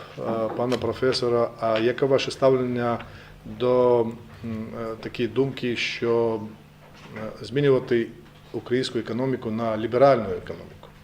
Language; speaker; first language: Ukrainian; non-native, learner; Georgian